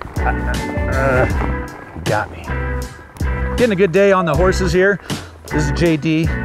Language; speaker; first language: English; native; English